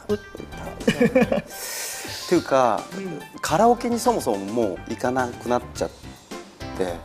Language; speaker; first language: Japanese; native; Japanese